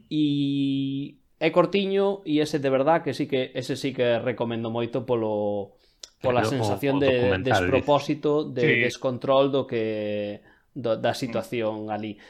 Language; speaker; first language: Galician; non-native, local second language; Spanish